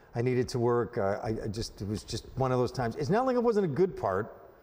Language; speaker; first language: English; native; English